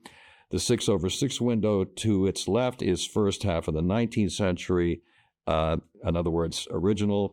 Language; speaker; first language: English; native; English